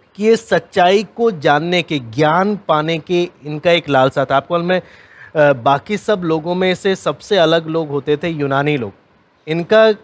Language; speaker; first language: Hindi; native; Hindi